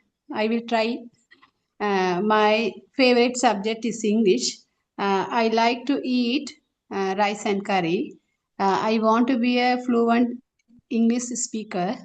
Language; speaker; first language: English; non-native, learner; Tamil